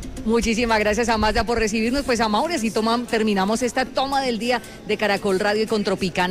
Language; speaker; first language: Spanish; native; Spanish